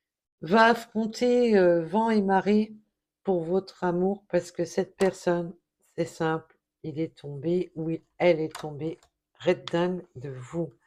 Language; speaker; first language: French; native; French